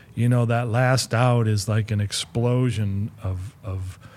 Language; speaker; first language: English; native; English